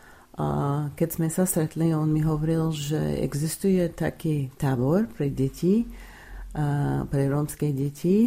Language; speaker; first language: Slovak; non-native, fluent; English